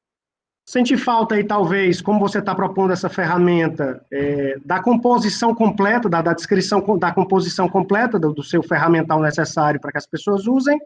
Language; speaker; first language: Portuguese; native; Portuguese